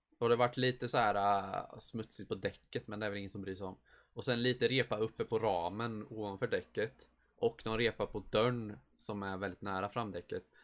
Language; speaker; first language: Swedish; native; Swedish